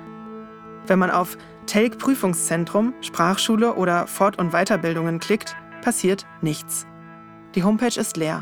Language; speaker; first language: German; native; German